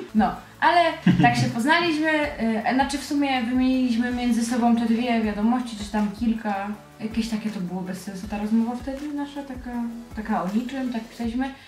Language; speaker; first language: Polish; native; Polish